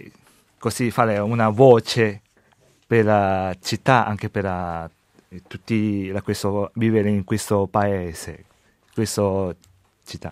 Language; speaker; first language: Italian; non-native, learner; Chinese